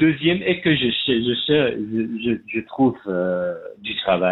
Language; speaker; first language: French; non-native, learner; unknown